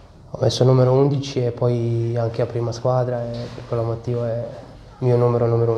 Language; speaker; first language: Italian; non-native, learner; Serbian